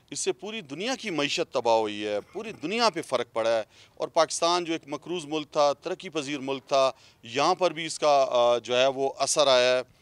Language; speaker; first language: Urdu; non-native, local second language; Pashto